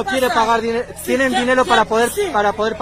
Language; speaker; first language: Spanish; native; Spanish